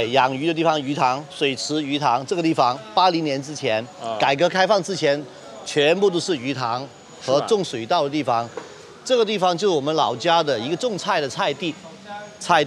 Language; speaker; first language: Chinese; native; Chinese